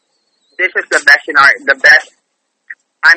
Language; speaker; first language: English; non-native, local second language; Filipino